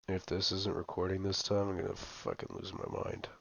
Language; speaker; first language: English; native; English